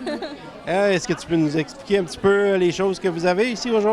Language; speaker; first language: French; native; French